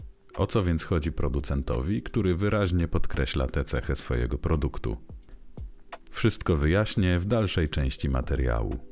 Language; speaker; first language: Polish; native; Polish